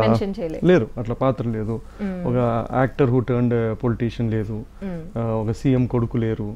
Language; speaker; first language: Telugu; native; Telugu